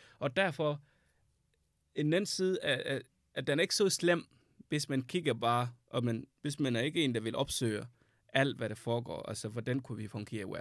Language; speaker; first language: Danish; non-native, fluent; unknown